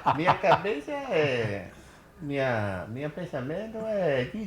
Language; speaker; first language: Portuguese; non-native, local second language; Kayapó